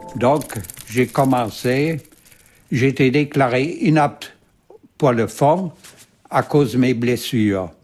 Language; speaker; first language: French; non-native, fluent; German